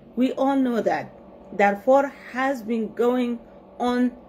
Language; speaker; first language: English; non-native, fluent; Arabic